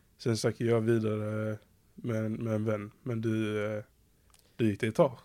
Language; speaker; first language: Swedish; native; Swedish